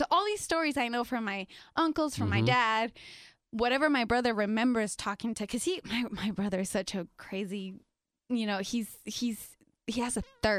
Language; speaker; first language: English; non-native, fluent; Spanish